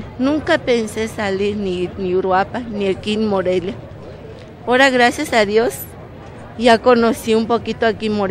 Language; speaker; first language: Spanish; non-native, local second language; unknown